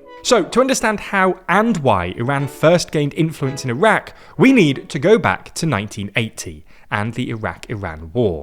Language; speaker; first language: English; native; English